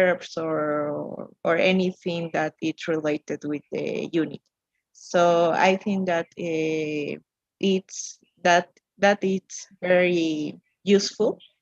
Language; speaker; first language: English; non-native, learner; Spanish